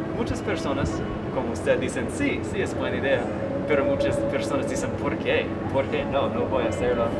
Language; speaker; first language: Spanish; non-native, learner; English